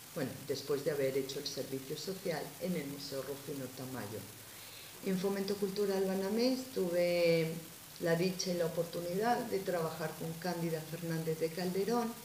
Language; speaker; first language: Spanish; native; Spanish